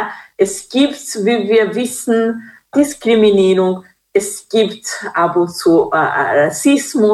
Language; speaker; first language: German; non-native, fluent; Kinyarwanda